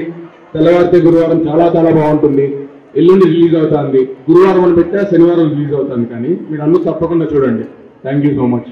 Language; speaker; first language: Telugu; native; Telugu